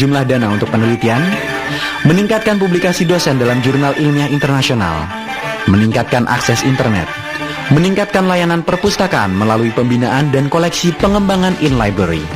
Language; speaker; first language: Indonesian; native; Indonesian